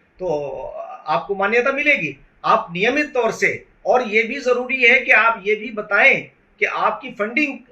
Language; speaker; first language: Hindi; native; Hindi